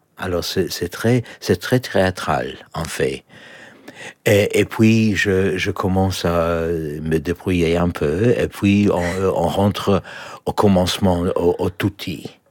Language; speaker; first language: French; non-native, fluent; English